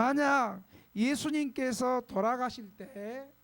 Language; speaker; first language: Korean; native; Korean